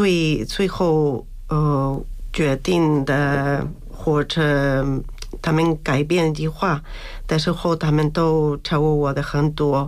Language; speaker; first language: Chinese; non-native, fluent; Spanish